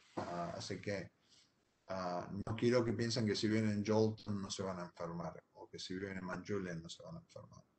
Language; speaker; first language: Spanish; native; Spanish